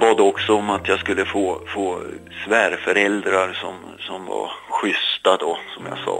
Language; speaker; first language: Swedish; native; Swedish